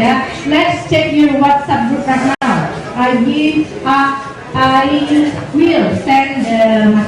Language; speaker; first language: English; non-native, learner; Indonesian